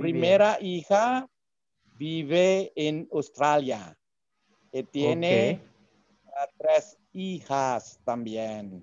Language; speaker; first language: Spanish; non-native, learner; Indonesian